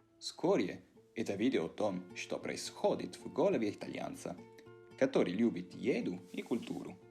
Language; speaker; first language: Russian; non-native, fluent; Italian